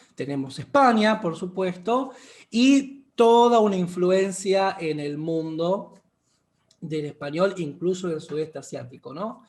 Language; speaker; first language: Spanish; native; Spanish